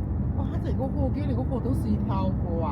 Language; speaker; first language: Chinese; native; Chinese